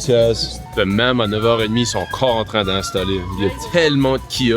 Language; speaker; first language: French; native; French